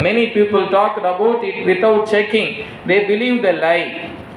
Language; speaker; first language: English; non-native, local second language; Tamil